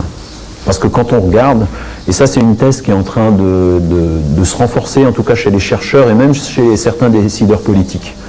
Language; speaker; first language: French; native; French